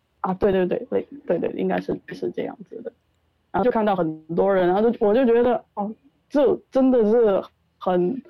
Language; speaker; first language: Chinese; non-native, local second language; Cantonese